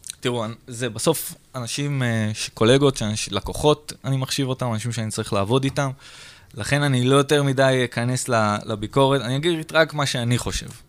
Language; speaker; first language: Hebrew; native; Hebrew